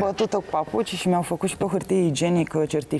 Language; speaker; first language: Romanian; native; Romanian